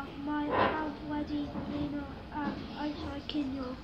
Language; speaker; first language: Welsh; non-native, local second language; English